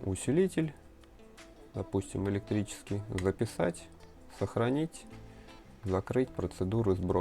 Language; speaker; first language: Russian; native; Russian